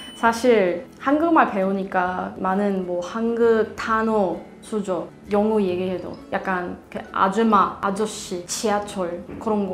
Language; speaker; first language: Korean; non-native, learner; Swedish